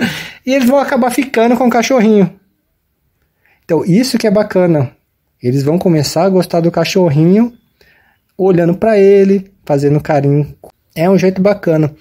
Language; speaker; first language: Portuguese; native; Portuguese